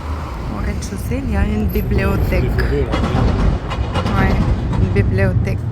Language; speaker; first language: French; non-native, fluent; Russian